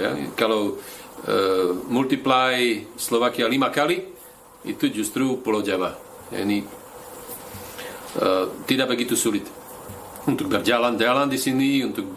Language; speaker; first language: Indonesian; non-native, fluent; Slovak